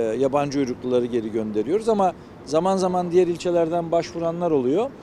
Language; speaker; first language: Turkish; native; Turkish